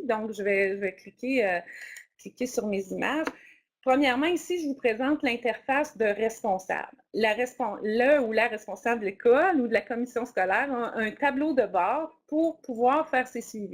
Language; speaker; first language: French; native; French